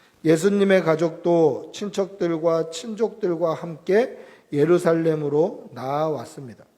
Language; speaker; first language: Korean; native; Korean